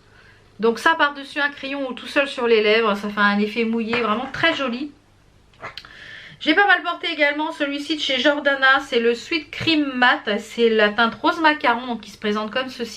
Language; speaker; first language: French; native; French